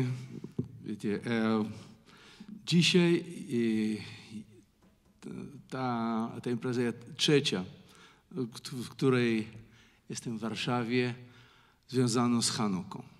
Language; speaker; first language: Polish; non-native, learner; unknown